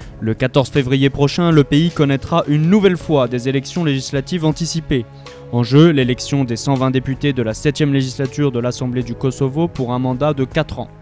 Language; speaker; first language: French; native; French